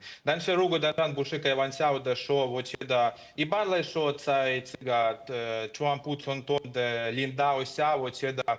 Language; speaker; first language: Chinese; non-native, fluent; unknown